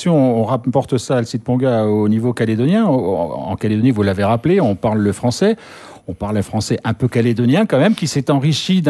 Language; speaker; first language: French; native; French